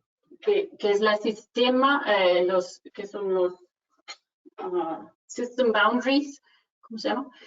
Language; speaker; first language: Spanish; non-native, fluent; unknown